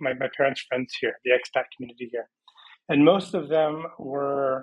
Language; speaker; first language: English; early bilingual, other home language; Persian